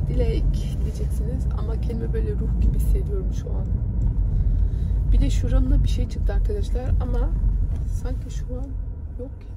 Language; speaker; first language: Turkish; early bilingual, heritage; Turkish